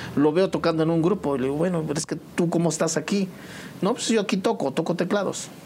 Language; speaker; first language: Spanish; native; Spanish